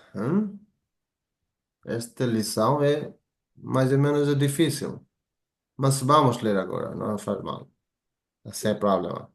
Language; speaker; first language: Portuguese; non-native, fluent; Bangla